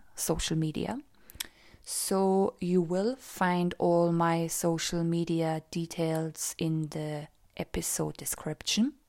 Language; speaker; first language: English; non-native, fluent; German